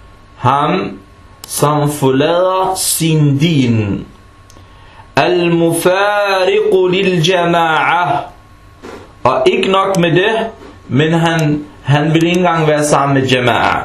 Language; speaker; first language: Danish; non-native, fluent; Arabic